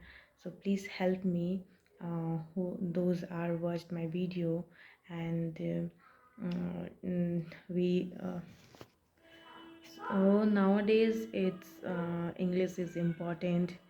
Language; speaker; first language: English; non-native, learner; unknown